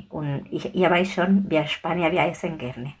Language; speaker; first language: German; non-native, fluent; Spanish